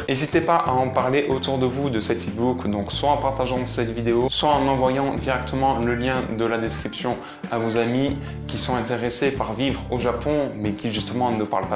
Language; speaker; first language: French; native; French